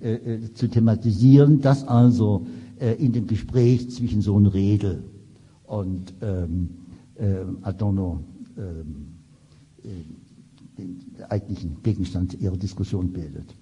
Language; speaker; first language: German; native; German